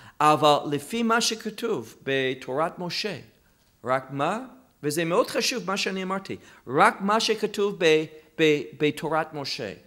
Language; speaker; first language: Hebrew; non-native, fluent; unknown